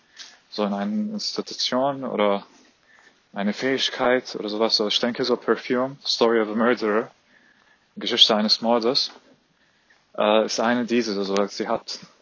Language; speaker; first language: German; non-native, fluent; Arabic